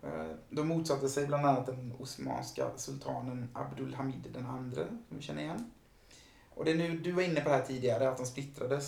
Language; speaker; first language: Swedish; native; Swedish